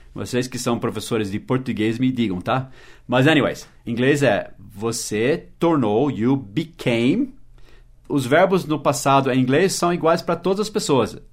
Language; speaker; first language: Portuguese; early bilingual, other home language; English